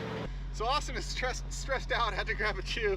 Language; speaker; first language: English; native; English